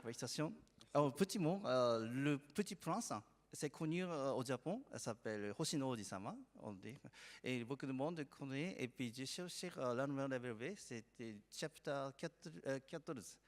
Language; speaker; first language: French; non-native, learner; Japanese